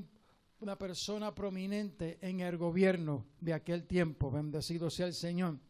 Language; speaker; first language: Spanish; native; Spanish